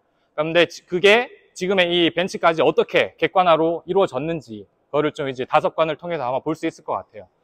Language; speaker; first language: Korean; native; Korean